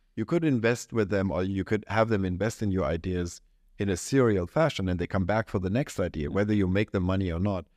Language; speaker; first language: English; non-native, fluent; German